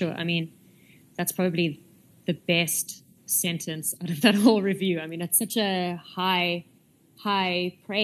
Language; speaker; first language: English; native; English